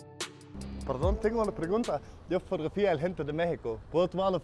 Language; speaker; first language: Spanish; non-native, learner; Danish